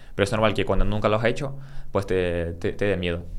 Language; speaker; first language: Spanish; early bilingual, other home language; Russian